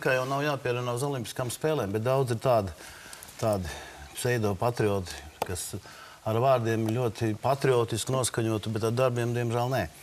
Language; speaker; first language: Latvian; native; Latvian